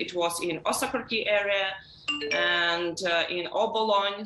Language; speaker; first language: English; non-native, learner; Ukrainian